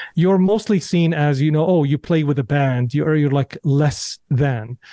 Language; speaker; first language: English; non-native, fluent; Arabic